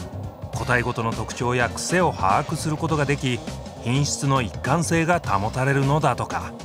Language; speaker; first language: Japanese; native; Japanese